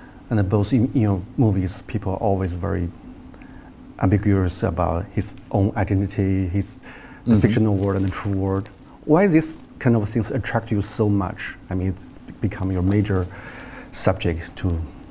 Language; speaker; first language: English; non-native, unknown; Chinese